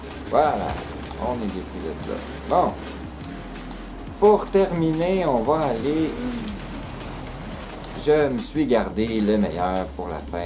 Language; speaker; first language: French; native; French